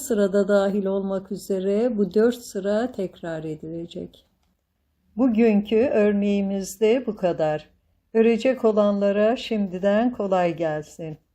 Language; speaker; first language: Turkish; native; Turkish